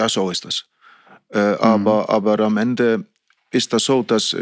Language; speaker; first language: German; non-native, fluent; Icelandic